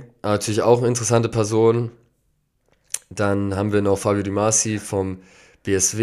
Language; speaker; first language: German; native; German